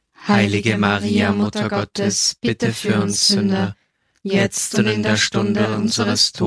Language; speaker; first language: German; native; German